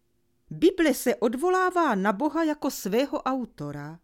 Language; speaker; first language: Czech; native; Czech